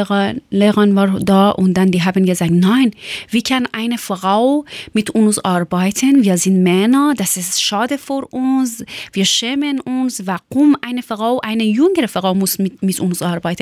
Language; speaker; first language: German; non-native, learner; Persian